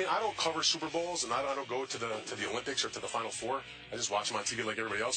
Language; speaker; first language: English; native; English